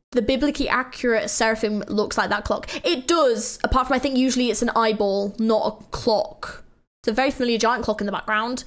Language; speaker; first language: English; native; English